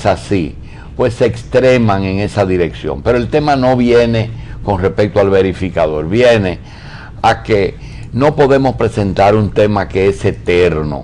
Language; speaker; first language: Spanish; native; Spanish